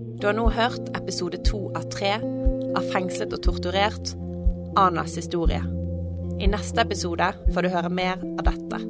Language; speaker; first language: Norwegian; native; Norwegian